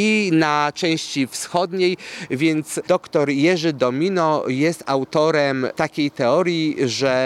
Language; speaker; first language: Polish; native; Polish